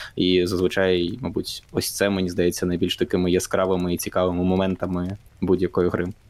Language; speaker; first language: Ukrainian; non-native, local second language; Russian